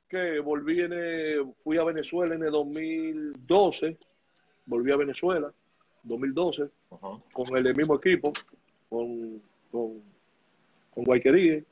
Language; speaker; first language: Spanish; native; Spanish